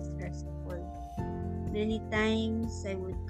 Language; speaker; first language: English; non-native, local second language; Iloko